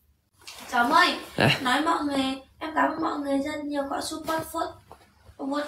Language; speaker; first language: Vietnamese; non-native, learner; Javanese